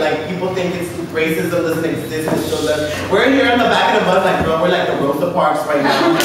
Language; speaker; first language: English; early bilingual, other home language; Spanish